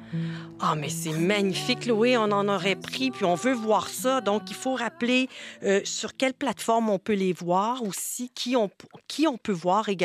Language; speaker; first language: French; native; French